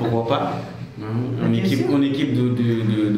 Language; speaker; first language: French; non-native, learner; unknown